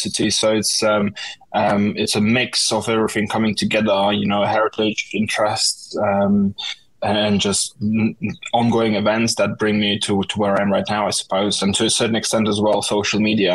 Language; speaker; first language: English; non-native, fluent; Russian